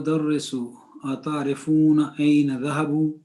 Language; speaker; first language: Arabic; non-native, learner; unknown